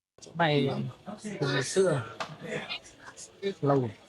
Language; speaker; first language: Vietnamese; native; Vietnamese